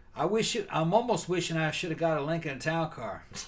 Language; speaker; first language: English; native; English